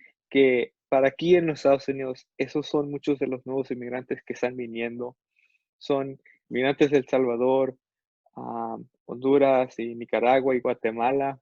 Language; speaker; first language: Spanish; non-native, fluent; English